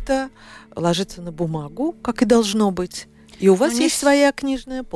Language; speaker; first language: Russian; native; Russian